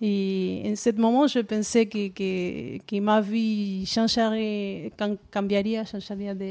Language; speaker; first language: French; non-native, learner; Spanish